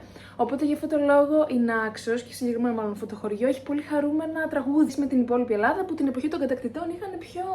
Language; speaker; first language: Greek; native; Greek